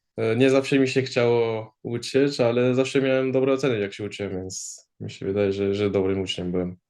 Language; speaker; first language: Polish; early bilingual, heritage; Polish